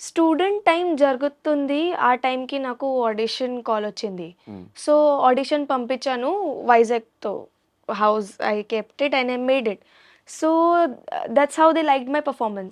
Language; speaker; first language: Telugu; non-native, local second language; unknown